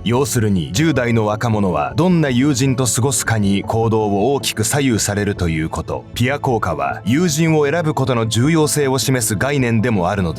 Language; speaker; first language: Japanese; native; Japanese